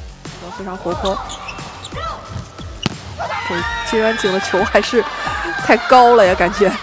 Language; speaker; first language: Chinese; native; Chinese